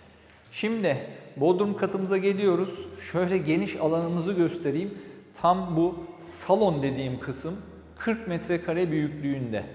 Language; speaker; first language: Turkish; native; Turkish